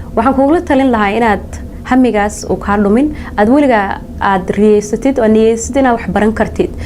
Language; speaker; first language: Somali; early bilingual, heritage; Somali